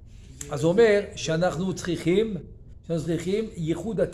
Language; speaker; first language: Hebrew; non-native, fluent; French